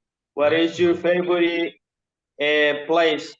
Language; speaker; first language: English; non-native, learner; Spanish